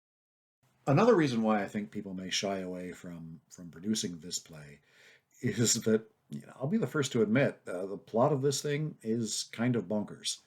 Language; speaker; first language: English; native; English